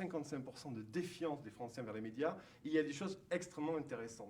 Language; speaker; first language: French; native; French